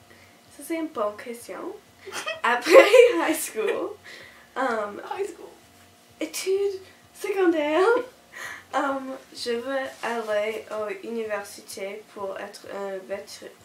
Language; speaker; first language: French; non-native, local second language; English